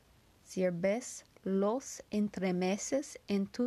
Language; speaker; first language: Spanish; non-native, learner; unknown